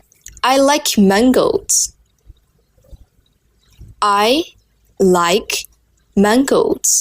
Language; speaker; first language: English; non-native, learner; Burmese